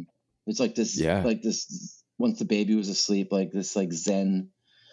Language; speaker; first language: English; native; English